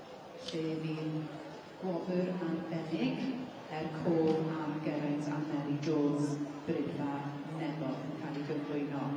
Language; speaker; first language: Welsh; native; Welsh